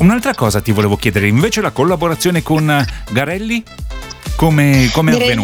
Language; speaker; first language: Italian; native; Italian